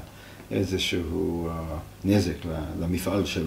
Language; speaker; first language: Hebrew; non-native, fluent; English